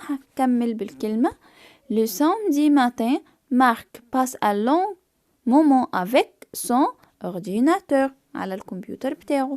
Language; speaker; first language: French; non-native, fluent; Arabic